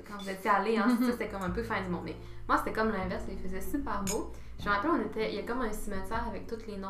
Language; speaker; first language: French; native; French